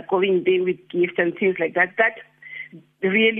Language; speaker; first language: English; non-native, local second language; Xhosa